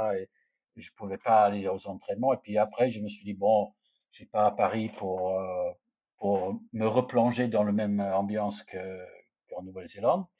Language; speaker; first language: French; non-native, fluent; English